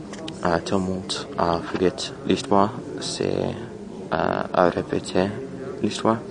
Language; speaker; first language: French; non-native, learner; English